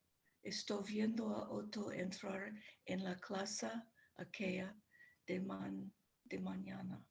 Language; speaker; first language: Spanish; non-native, learner; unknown